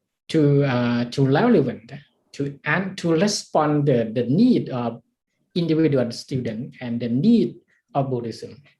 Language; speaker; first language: English; non-native, learner; Thai